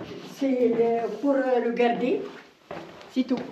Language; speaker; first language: French; non-native, learner; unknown